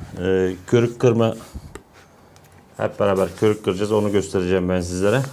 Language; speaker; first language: Turkish; native; Turkish